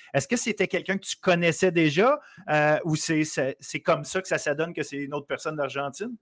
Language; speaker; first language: French; native; French